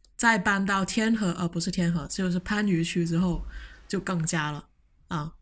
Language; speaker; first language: Chinese; non-native, local second language; Cantonese